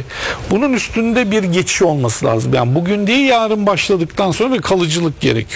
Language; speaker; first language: Turkish; native; Turkish